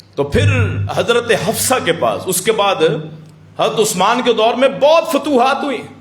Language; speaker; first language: Urdu; non-native, local second language; Punjabi